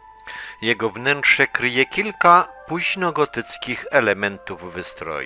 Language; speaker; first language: Polish; native; Polish